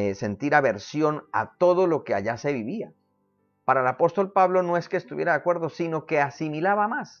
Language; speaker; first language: Spanish; native; Spanish